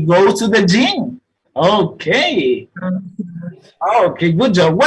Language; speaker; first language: English; non-native, fluent; Spanish